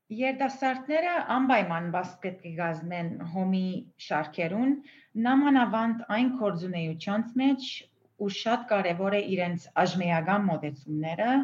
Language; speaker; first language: Armenian; early bilingual, heritage; Armenian